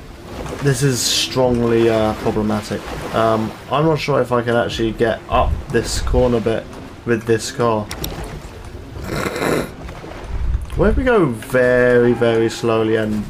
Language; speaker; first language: English; native; English